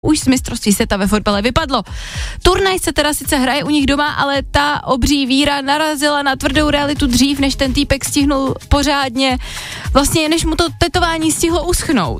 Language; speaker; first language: Czech; native; Czech